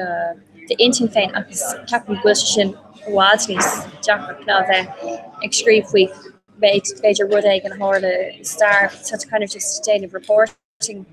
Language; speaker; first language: Irish; non-native, local second language; English